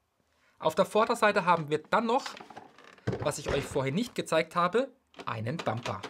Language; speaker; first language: German; native; German